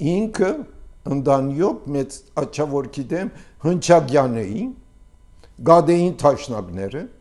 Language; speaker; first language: Armenian; early bilingual, heritage; Armenian